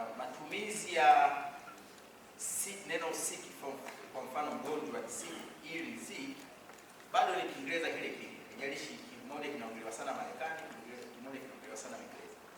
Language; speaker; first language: Swahili; native; Swahili